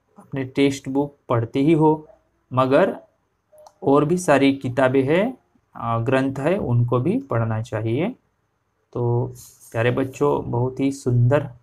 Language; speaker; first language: Hindi; non-native, local second language; Marathi